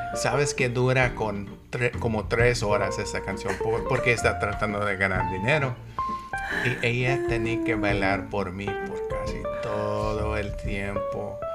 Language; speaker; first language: Spanish; non-native, learner; English